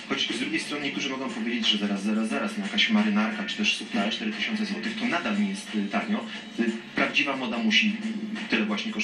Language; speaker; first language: Polish; native; Polish